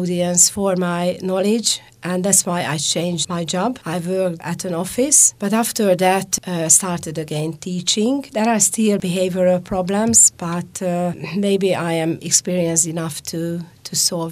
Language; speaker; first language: English; non-native, fluent; Hungarian